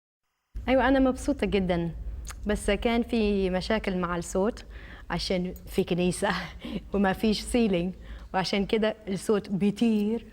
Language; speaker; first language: Arabic; early bilingual, heritage; Arabic